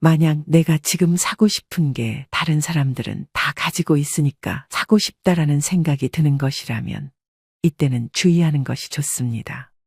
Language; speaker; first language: Korean; native; Korean